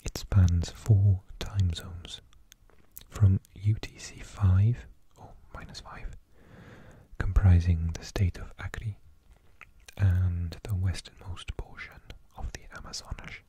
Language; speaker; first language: English; native; English